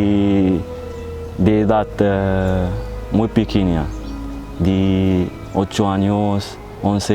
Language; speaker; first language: Spanish; non-native, learner; Arabic